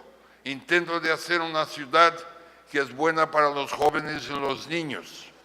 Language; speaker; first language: Spanish; non-native, fluent; Portuguese